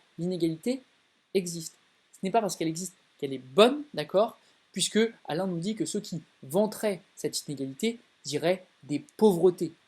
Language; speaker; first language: French; native; French